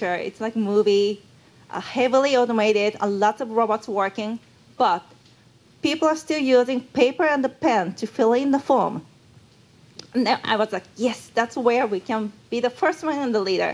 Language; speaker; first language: English; non-native, fluent; Japanese